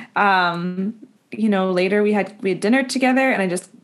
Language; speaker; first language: English; native; English